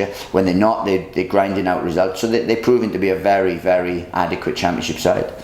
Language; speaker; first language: English; native; English